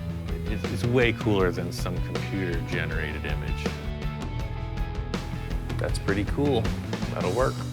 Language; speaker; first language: English; native; English